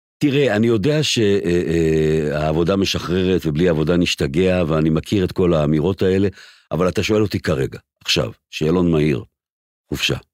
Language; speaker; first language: Hebrew; native; Hebrew